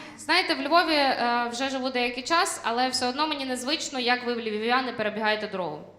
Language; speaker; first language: Ukrainian; non-native, local second language; Russian